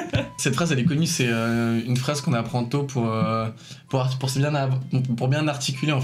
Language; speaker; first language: French; native; French